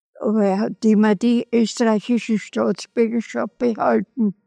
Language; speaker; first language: German; native; German